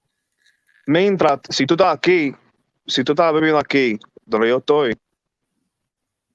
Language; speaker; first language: Spanish; early bilingual, heritage; English